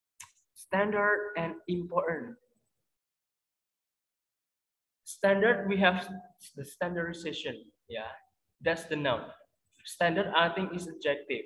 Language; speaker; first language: English; non-native, fluent; Indonesian